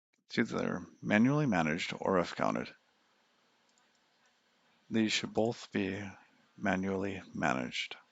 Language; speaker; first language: English; native; English